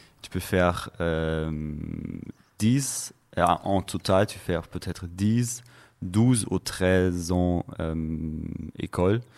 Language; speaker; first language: French; non-native, learner; German